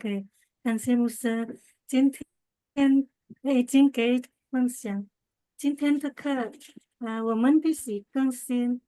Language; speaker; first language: Chinese; non-native, learner; Indonesian